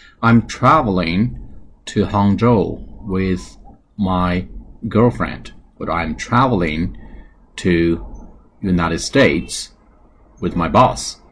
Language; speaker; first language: English; non-native, fluent; Chinese